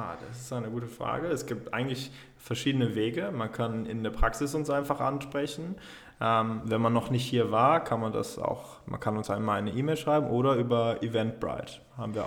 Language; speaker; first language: German; native; German